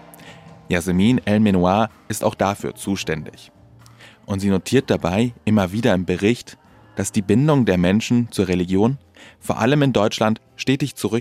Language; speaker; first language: German; native; German